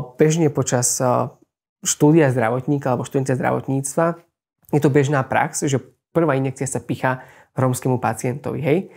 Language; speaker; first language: Slovak; non-native, local second language; Hungarian